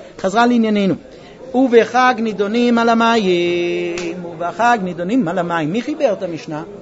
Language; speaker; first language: Hebrew; non-native, fluent; English